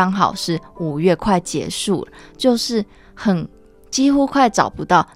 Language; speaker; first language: Chinese; native; Chinese